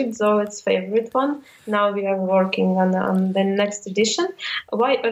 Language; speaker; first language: English; non-native, fluent; Ukrainian